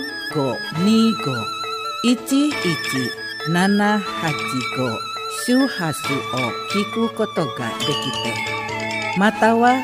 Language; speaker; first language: Japanese; non-native, fluent; Indonesian